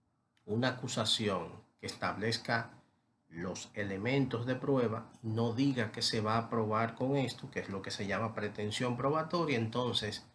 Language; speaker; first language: Spanish; native; Spanish